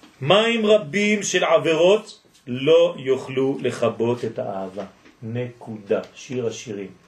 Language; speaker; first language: Hebrew; non-native, fluent; French